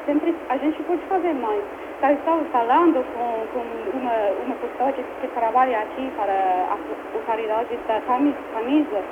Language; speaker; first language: Portuguese; non-native, fluent; English